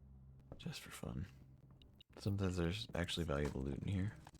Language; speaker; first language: English; native; English